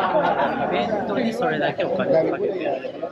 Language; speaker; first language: Japanese; native; Japanese